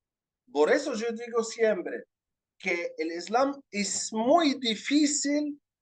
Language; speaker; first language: Spanish; non-native, fluent; Arabic